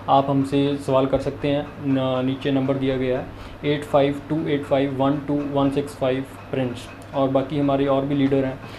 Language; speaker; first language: Hindi; non-native, local second language; Punjabi